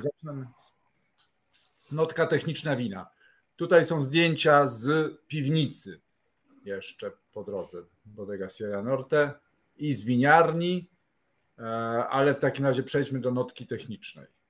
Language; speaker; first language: Polish; native; Polish